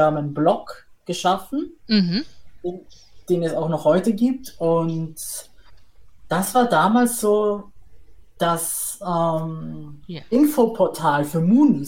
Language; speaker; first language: German; native; German